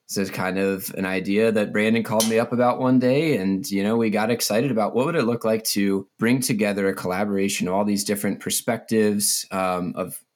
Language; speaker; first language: English; native; English